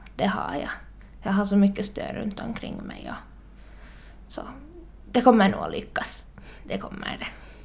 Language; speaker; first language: Swedish; native; Swedish